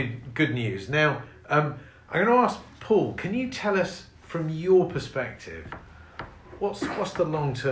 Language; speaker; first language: English; native; English